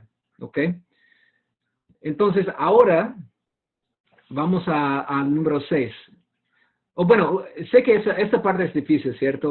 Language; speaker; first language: Spanish; non-native, fluent; English